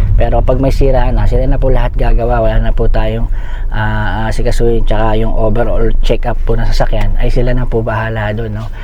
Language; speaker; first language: Filipino; native; Filipino